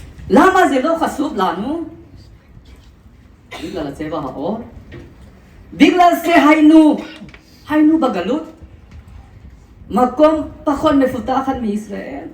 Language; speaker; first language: Hebrew; non-native, fluent; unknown